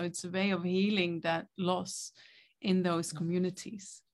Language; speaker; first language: English; non-native, fluent; Dutch